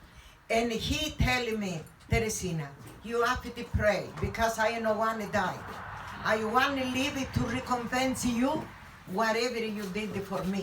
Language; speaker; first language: English; non-native, learner; Italian